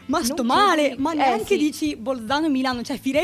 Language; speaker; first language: Italian; native; Italian